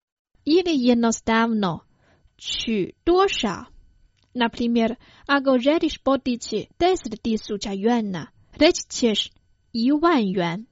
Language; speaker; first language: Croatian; non-native, fluent; Chinese